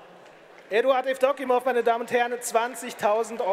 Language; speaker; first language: German; native; German